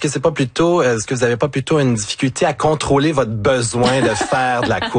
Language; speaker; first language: French; native; French